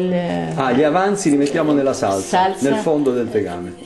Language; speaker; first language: Italian; native; Italian